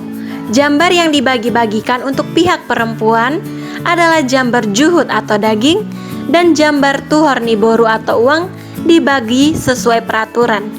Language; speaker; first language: Indonesian; native; Indonesian